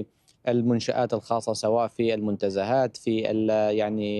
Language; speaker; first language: Arabic; native; Arabic